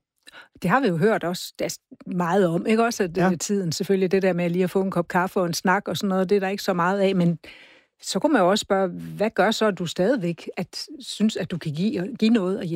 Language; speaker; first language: Danish; native; Danish